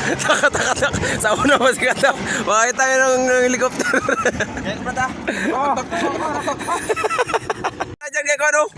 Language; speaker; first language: Filipino; non-native, local second language; Cebuano